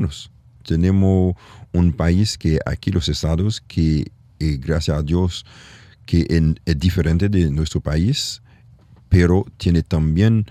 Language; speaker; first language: Spanish; non-native, learner; French